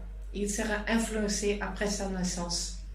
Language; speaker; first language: French; non-native, fluent; German